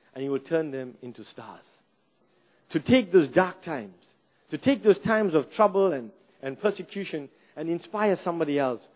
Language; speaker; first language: English; native; English